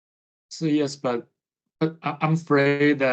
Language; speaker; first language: English; non-native, fluent; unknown